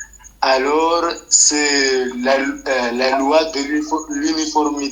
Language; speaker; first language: French; non-native, local second language; Comorian